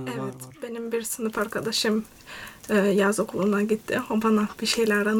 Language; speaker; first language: Turkish; non-native, fluent; Lithuanian